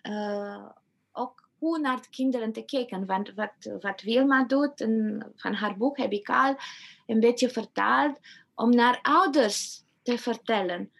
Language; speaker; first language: Dutch; non-native, fluent; Romanian